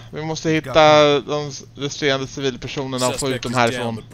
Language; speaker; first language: Swedish; native; Swedish